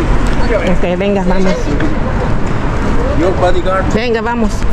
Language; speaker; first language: Spanish; non-native, fluent; Filipino